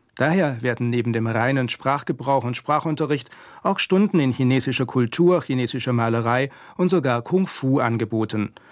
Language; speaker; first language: German; native; German